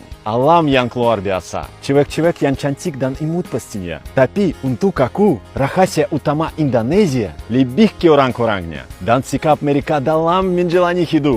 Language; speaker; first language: Indonesian; non-native, fluent; Russian